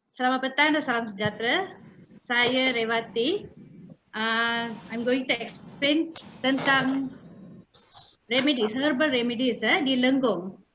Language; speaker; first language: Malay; non-native, local second language; Tamil